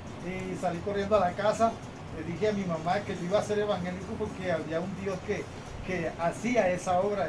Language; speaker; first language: Spanish; native; Spanish